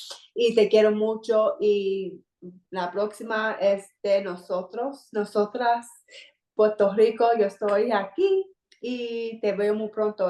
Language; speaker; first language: Spanish; early bilingual, heritage; English